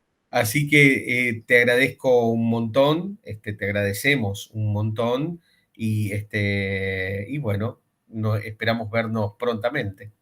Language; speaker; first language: Spanish; native; Spanish